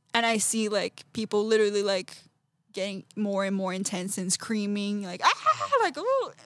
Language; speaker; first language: English; non-native, fluent; Portuguese